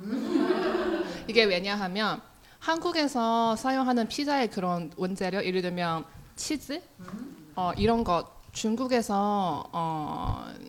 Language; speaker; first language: Korean; non-native, fluent; Chinese